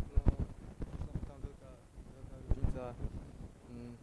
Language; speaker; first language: Polish; non-native, learner; Czech